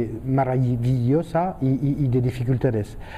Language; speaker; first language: Spanish; non-native, fluent; French